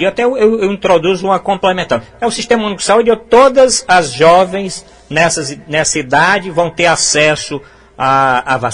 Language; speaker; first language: Portuguese; native; Portuguese